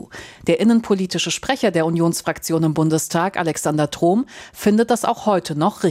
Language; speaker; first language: German; native; German